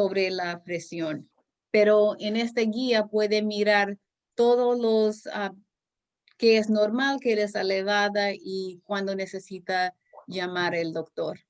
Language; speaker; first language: Spanish; non-native, learner; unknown